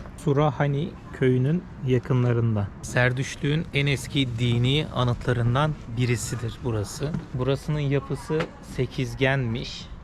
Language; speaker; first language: Turkish; native; Turkish